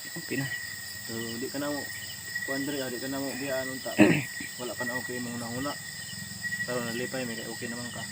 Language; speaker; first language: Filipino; non-native, local second language; Cebuano